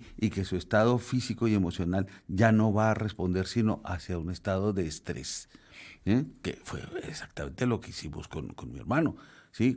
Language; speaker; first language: Spanish; native; Spanish